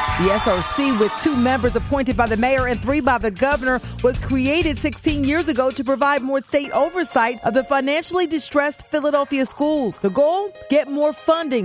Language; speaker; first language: English; native; English